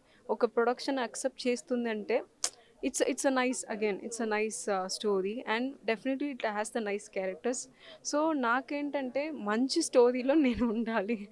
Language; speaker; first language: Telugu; non-native, learner; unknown